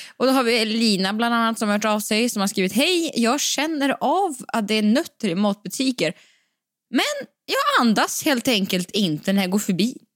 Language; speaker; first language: Swedish; native; Swedish